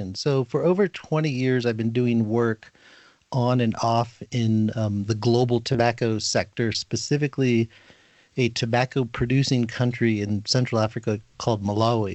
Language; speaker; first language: English; native; English